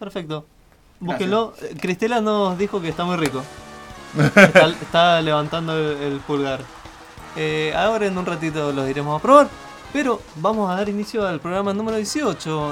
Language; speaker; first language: Spanish; native; Spanish